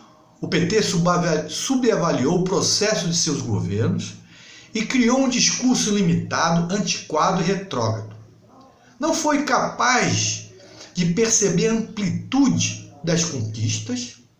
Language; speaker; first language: Portuguese; native; Portuguese